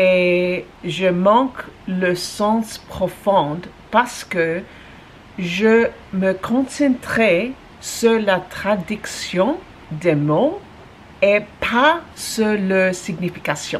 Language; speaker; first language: French; non-native, learner; English